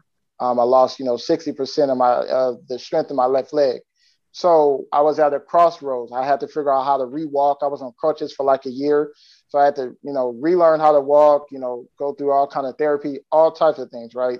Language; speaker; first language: English; native; English